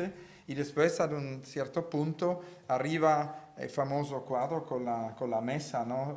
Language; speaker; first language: Spanish; non-native, learner; Italian